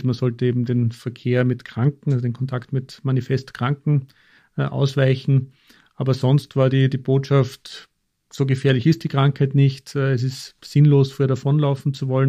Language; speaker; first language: German; native; German